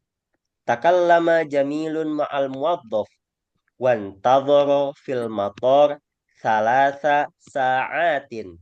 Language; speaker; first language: Arabic; non-native, fluent; Indonesian